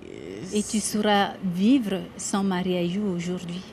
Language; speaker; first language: French; native; French